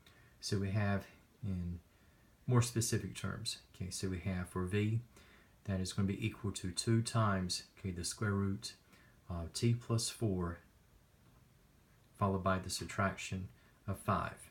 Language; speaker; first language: English; native; English